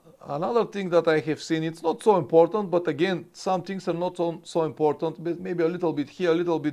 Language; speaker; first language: English; non-native, fluent; Bulgarian